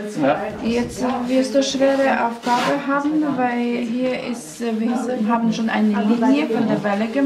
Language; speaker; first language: German; non-native, learner; Russian